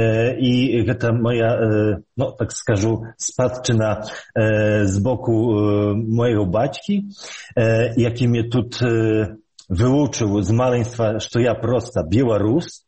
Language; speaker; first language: Belarusian; early bilingual, heritage; Polish